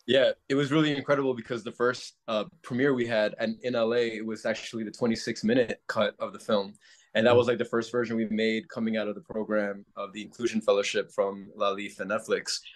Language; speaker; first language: English; native; English